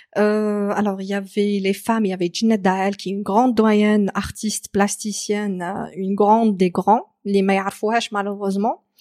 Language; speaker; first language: French; non-native, local second language; Arabic